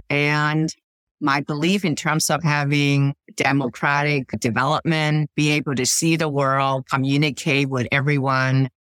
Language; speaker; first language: English; early bilingual, other home language; Cantonese